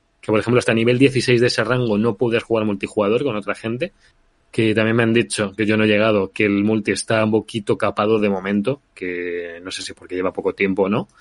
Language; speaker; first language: Spanish; native; Spanish